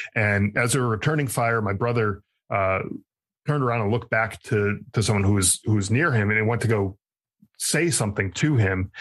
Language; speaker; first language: English; native; English